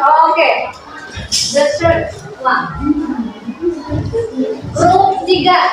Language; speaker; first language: English; non-native, learner; Indonesian